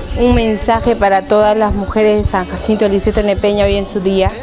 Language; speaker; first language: Spanish; native; Spanish